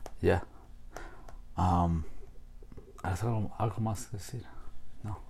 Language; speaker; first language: Spanish; non-native, fluent; English